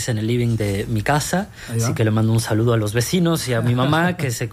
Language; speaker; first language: Spanish; native; Spanish